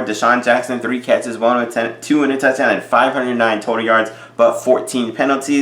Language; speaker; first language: English; native; English